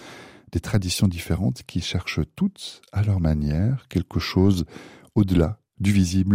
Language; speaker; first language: French; native; French